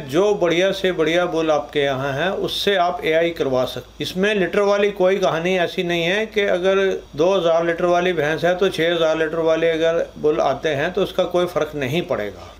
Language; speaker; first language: Hindi; non-native, local second language; Punjabi